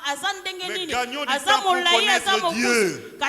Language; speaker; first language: French; non-native, local second language; Lingala